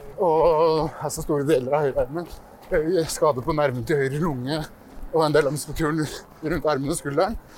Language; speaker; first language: Norwegian; early bilingual, other home language; Persian